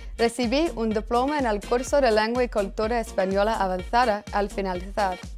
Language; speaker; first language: Spanish; non-native, fluent; English